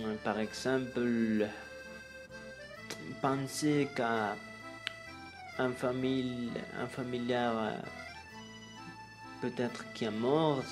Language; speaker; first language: French; non-native, learner; Spanish